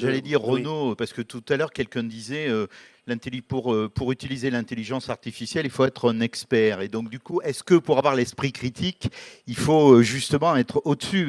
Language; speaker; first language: French; native; French